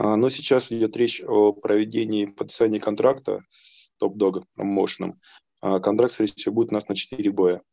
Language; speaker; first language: Russian; native; Russian